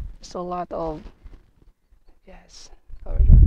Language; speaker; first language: English; non-native, learner; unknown